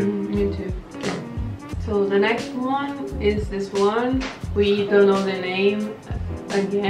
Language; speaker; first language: English; non-native, fluent; Portuguese